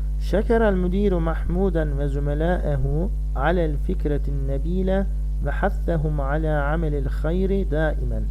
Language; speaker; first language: Arabic; non-native, fluent; Turkish